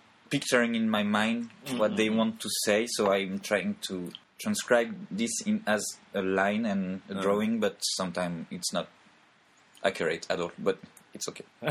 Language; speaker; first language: English; non-native, fluent; French